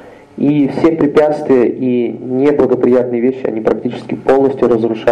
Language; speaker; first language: Russian; native; Russian